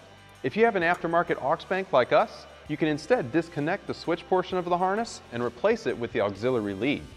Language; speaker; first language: English; native; English